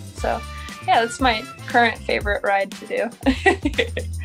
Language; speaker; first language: English; native; English